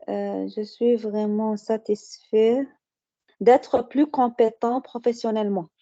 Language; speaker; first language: French; non-native, learner; Arabic